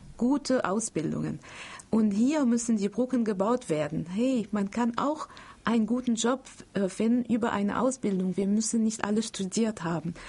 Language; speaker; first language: German; non-native, fluent; Arabic